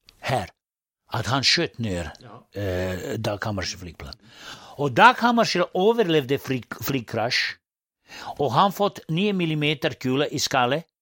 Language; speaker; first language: Swedish; non-native, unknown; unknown